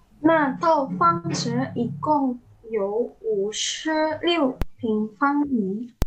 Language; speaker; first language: Chinese; non-native, learner; Indonesian